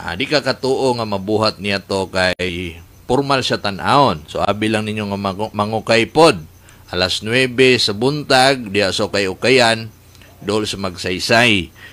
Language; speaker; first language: Cebuano; native; Cebuano